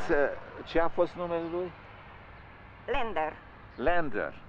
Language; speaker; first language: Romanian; non-native, local second language; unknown